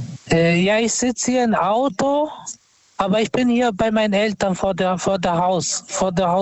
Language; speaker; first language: German; non-native, fluent; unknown